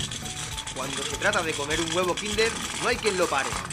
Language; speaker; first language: Spanish; native; Spanish